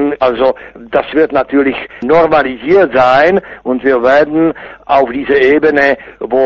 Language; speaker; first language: German; non-native, fluent; Czech